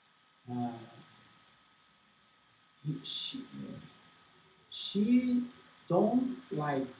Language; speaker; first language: English; non-native, learner; Portuguese